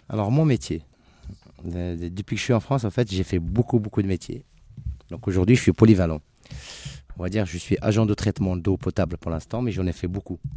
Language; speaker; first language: French; non-native, local second language; Arabic